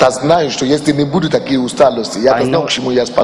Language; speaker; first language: Russian; non-native, fluent; Yoruba